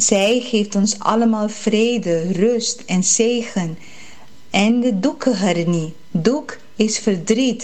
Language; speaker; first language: Dutch; early bilingual, heritage; Dutch